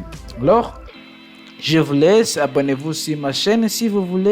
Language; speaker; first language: French; non-native, learner; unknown